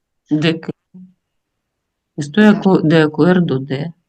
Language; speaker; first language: Spanish; non-native, learner; Russian